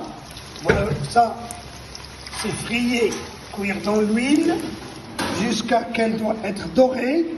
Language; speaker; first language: French; non-native, local second language; Arabic